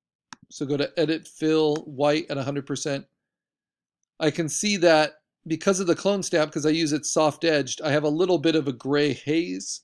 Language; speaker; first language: English; native; English